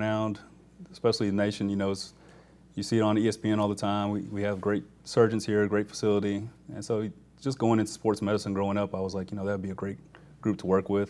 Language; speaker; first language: English; native; English